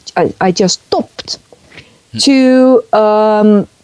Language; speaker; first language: English; non-native, fluent; Chinese